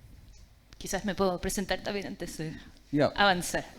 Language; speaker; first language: Spanish; native; Spanish